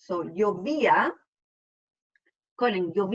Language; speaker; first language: Spanish; non-native, fluent; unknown